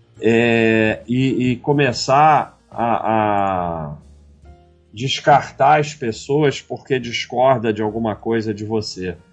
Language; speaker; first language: Portuguese; native; Portuguese